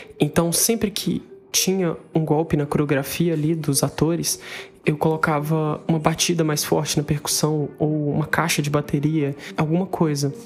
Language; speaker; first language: Portuguese; native; Portuguese